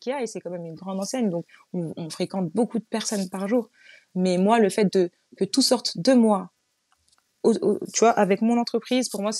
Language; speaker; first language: French; native; French